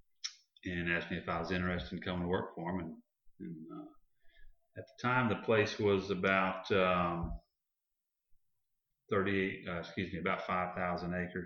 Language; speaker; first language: English; native; English